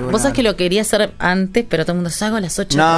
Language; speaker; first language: Spanish; native; Spanish